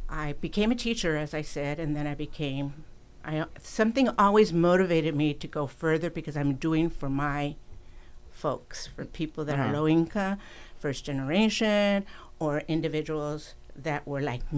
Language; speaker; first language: English; native; English